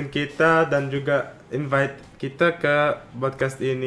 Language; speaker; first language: Indonesian; non-native, fluent; Arabic